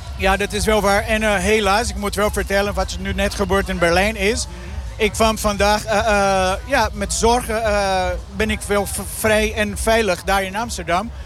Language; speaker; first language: Dutch; non-native, fluent; Portuguese